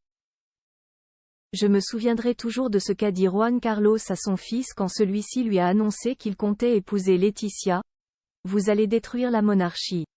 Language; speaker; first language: French; native; French